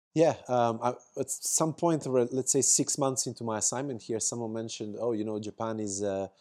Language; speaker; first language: English; non-native, fluent; Serbian